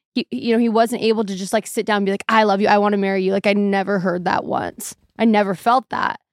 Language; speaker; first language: English; native; English